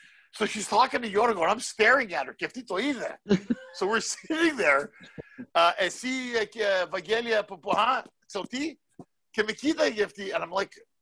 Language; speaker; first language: English; native; English